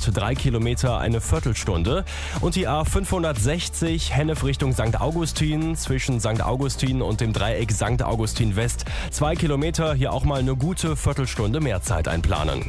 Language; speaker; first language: German; native; German